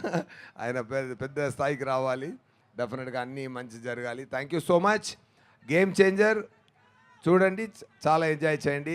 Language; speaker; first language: Telugu; non-native, fluent; Tamil